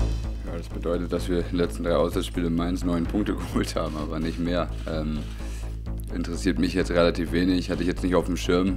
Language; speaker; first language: German; native; German